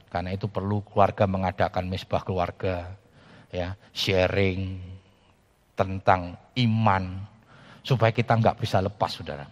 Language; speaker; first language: Indonesian; native; Indonesian